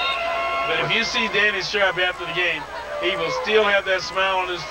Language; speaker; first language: English; native; English